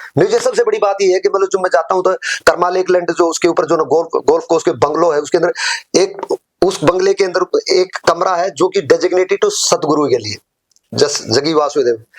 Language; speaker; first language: Hindi; native; Hindi